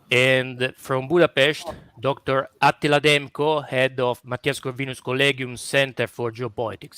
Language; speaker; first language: English; non-native, fluent; Italian